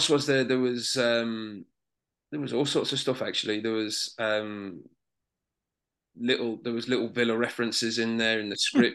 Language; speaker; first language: English; native; English